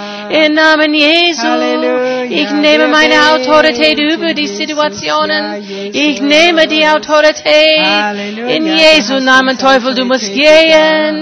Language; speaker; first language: German; non-native, fluent; English